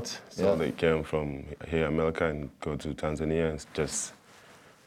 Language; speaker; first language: English; non-native, local second language; Swahili